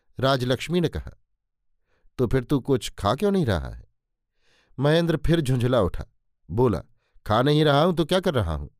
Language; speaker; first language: Hindi; native; Hindi